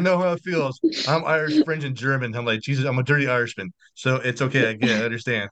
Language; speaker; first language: English; native; English